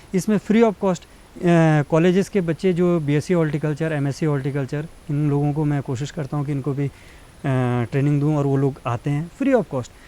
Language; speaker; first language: Hindi; native; Hindi